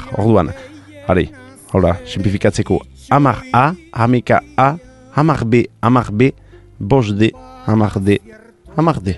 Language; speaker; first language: Basque; native; Basque